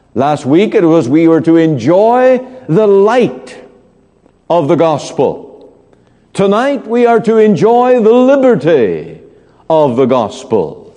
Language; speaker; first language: English; native; English